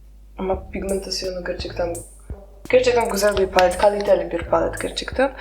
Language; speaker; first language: Turkish; non-native, learner; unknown